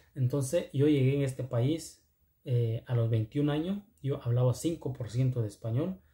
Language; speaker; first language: Spanish; non-native, local second language; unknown